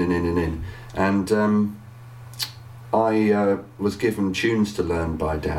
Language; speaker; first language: English; native; English